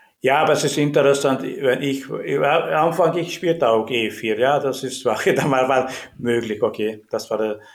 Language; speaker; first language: German; non-native, learner; Hungarian